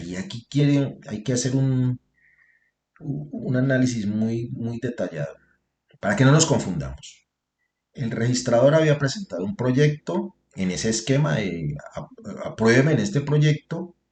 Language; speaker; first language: Spanish; native; Spanish